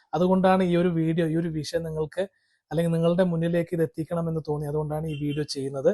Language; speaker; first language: Malayalam; non-native, fluent; Kannada